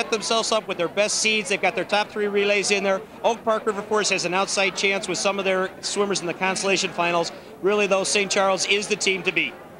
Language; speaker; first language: English; native; English